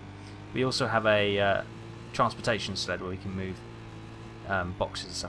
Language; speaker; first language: English; native; English